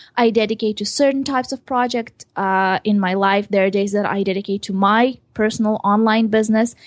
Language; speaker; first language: English; early bilingual, other home language; Hebrew